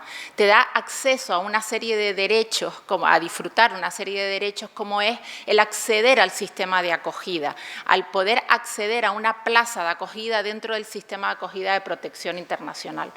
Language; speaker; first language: Spanish; native; Spanish